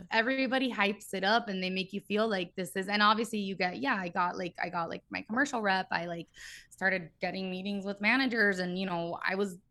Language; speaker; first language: English; native; English